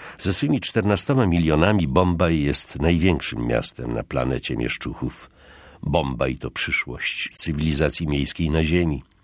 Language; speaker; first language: Polish; native; Polish